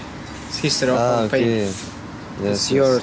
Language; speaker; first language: English; non-native, learner; Kazakh